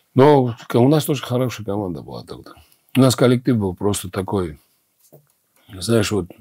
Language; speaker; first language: Russian; non-native, fluent; Georgian